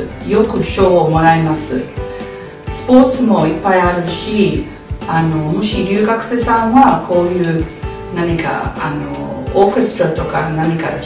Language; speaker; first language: Japanese; non-native, fluent; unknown